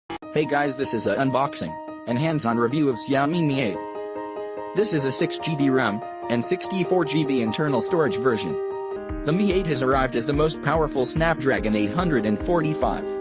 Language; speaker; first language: English; non-native, local second language; Odia